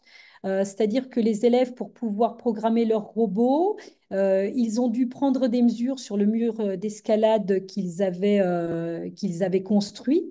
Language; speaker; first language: French; native; French